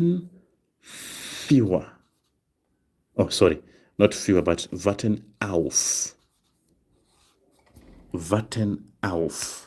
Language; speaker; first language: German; non-native, fluent; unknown